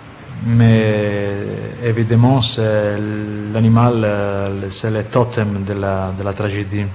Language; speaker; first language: French; non-native, fluent; Italian